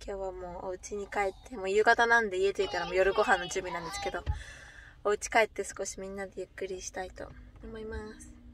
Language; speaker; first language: Japanese; native; Japanese